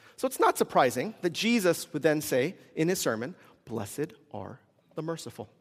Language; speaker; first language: English; early bilingual, other home language; Korean